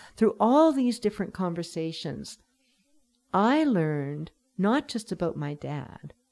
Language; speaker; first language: English; native; English